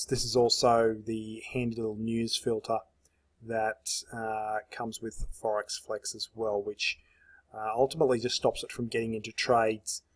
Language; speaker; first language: English; native; English